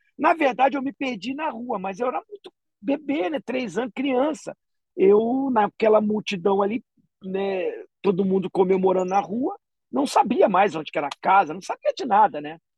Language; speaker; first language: Portuguese; native; Portuguese